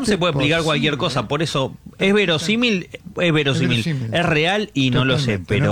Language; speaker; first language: Spanish; native; Spanish